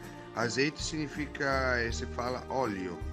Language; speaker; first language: Portuguese; non-native, fluent; Italian